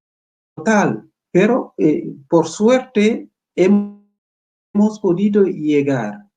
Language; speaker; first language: Spanish; non-native, fluent; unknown